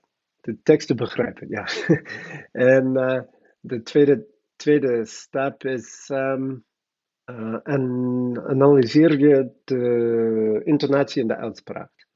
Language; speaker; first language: Dutch; non-native, learner; English